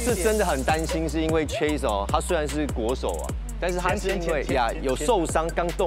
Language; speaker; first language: Chinese; native; Chinese